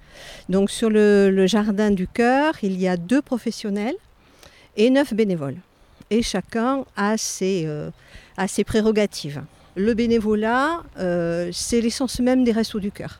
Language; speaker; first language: French; native; French